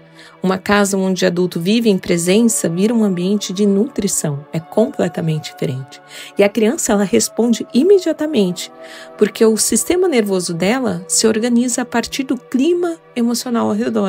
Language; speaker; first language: Portuguese; native; Portuguese